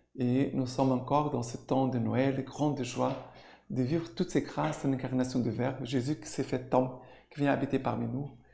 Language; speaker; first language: French; non-native, fluent; Portuguese